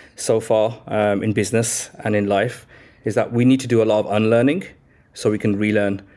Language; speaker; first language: English; native; English